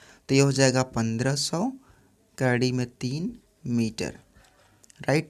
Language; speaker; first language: Hindi; native; Hindi